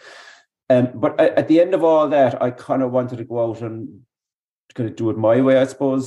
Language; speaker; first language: English; native; English